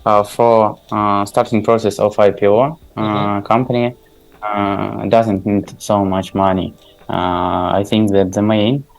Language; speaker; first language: English; non-native, learner; Tajik